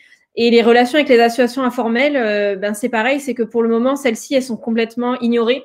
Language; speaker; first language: French; native; French